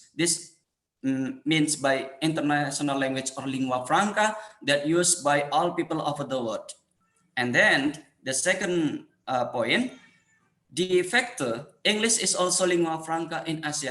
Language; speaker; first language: English; non-native, fluent; Indonesian